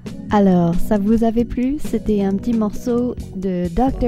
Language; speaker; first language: French; non-native, fluent; English